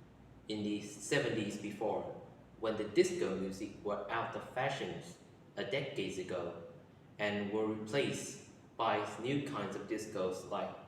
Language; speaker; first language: English; non-native, learner; Vietnamese